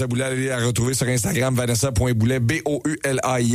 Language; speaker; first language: French; native; French